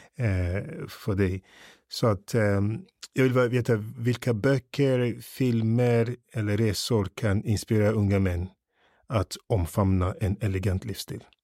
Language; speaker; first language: Swedish; early bilingual, other home language; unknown